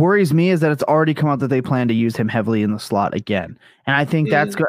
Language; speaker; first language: English; native; English